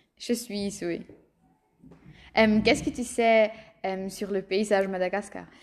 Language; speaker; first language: French; non-native, learner; German